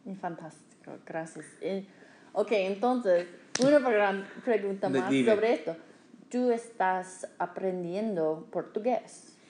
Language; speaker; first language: Spanish; non-native, fluent; English